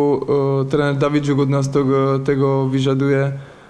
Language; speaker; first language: Polish; non-native, learner; Slovak